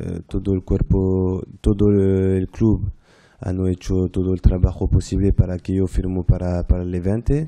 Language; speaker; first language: Spanish; non-native, fluent; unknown